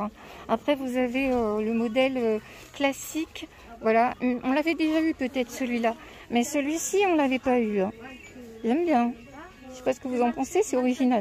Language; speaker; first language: French; native; French